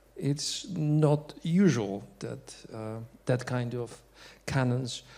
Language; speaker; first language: English; non-native, fluent; Polish